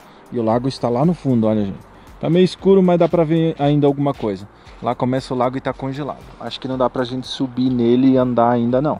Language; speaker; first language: Portuguese; native; Portuguese